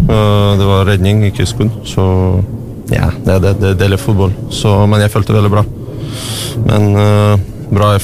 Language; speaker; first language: Norwegian; non-native, learner; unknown